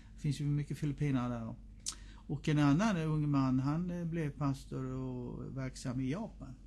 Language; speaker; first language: Swedish; native; Swedish